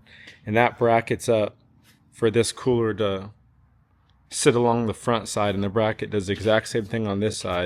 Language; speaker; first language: English; native; English